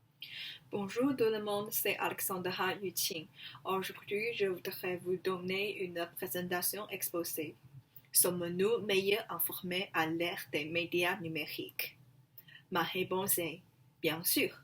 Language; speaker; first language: French; non-native, learner; Chinese